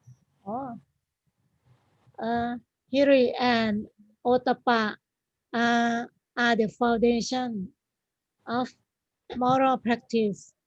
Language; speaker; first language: English; non-native, learner; Thai